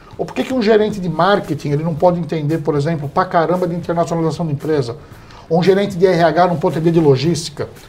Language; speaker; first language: Portuguese; early bilingual, heritage; English